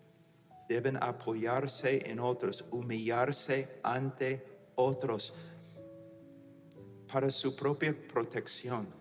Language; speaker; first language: Spanish; non-native, fluent; English